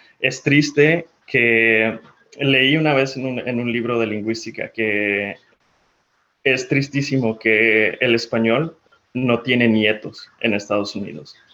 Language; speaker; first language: Spanish; early bilingual, heritage; Spanish